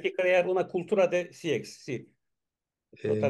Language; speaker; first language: Spanish; non-native, learner; Turkish